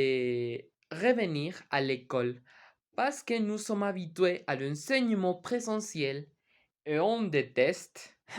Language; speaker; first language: French; non-native, learner; Spanish